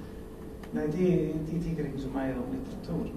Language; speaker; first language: Swedish; non-native, learner; Icelandic